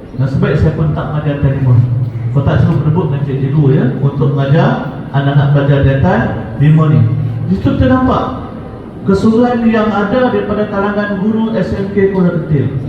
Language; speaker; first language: Malay; native; Malay